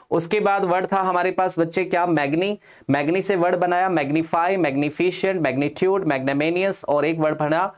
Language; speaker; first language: Hindi; non-native, local second language; Punjabi